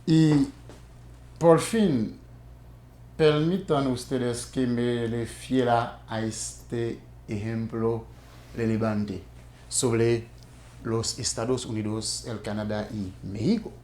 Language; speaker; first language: Spanish; non-native, fluent; Haitian Creole